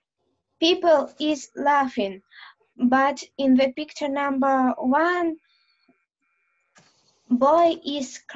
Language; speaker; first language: English; non-native, learner; Russian